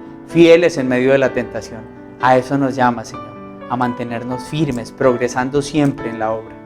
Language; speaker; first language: Spanish; native; Spanish